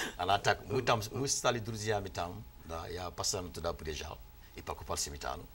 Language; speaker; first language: Russian; non-native, fluent; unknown